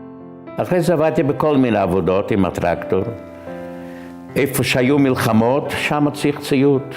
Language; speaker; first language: Hebrew; non-native, fluent; Yiddish